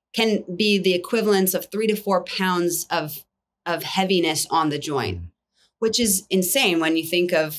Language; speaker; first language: English; native; English